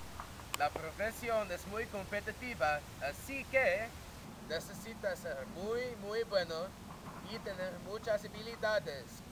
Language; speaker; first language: Spanish; non-native, learner; English